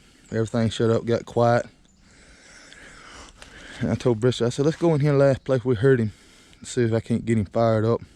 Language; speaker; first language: English; native; English